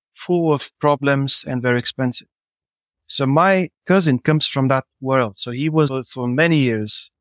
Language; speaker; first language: English; non-native, fluent; Bulgarian